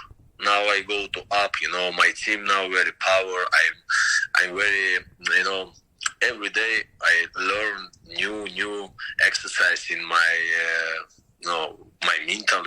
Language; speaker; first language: English; non-native, learner; Russian